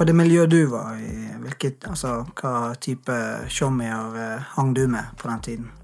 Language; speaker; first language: Norwegian; native; Norwegian